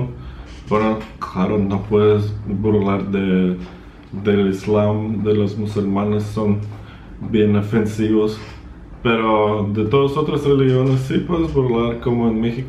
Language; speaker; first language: Spanish; non-native, fluent; Russian